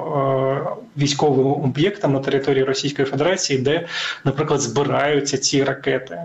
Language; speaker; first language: Ukrainian; native; Ukrainian